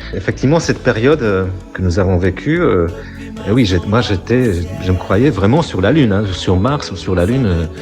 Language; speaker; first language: French; non-native, fluent; Polish